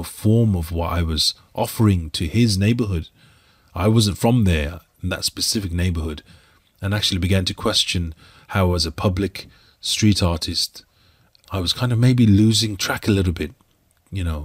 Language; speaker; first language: English; native; English